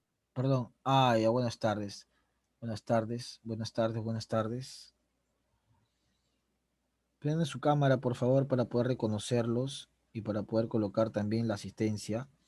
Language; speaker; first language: Spanish; native; Spanish